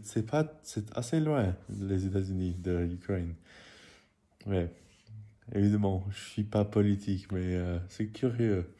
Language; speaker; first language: French; non-native, learner; English